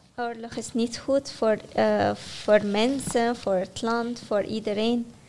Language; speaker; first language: Dutch; non-native, learner; Arabic